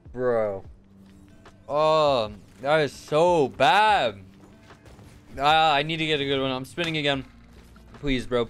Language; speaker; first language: English; native; English